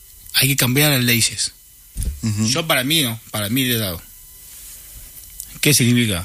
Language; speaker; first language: Spanish; non-native, learner; Chinese